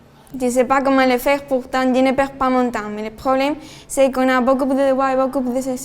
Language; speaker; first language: French; non-native, learner; Spanish